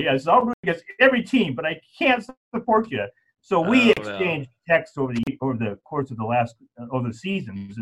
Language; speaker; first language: English; native; English